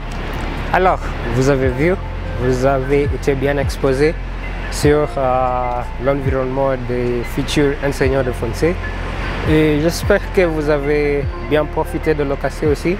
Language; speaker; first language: French; non-native, fluent; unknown